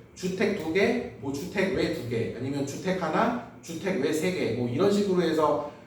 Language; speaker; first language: Korean; native; Korean